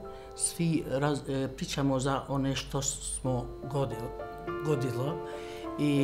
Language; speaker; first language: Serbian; non-native, local second language; Albanian